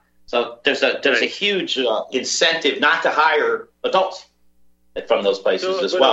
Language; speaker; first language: English; native; English